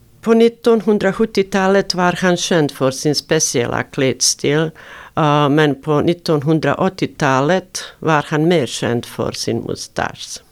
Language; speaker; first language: Swedish; non-native, learner; Arabic